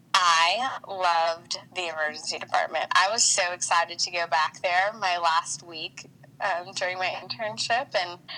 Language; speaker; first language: English; native; English